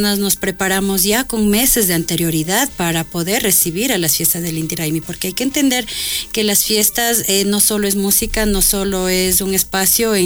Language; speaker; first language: Spanish; native; Spanish